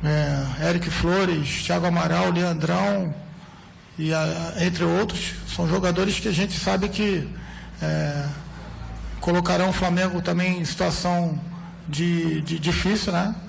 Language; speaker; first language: Portuguese; native; Portuguese